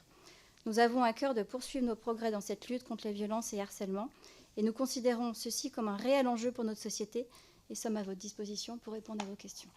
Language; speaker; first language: French; native; French